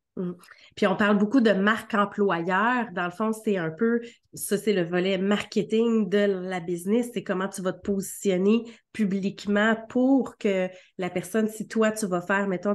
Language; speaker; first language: French; native; French